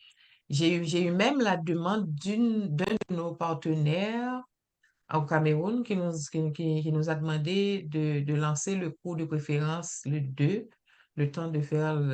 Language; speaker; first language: French; native; French